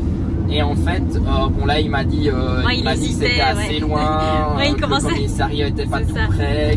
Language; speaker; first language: French; native; French